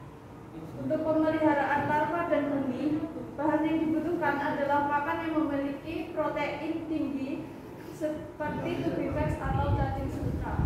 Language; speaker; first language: Indonesian; native; Indonesian